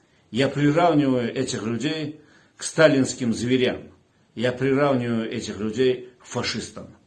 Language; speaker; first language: Russian; non-native, local second language; Chechen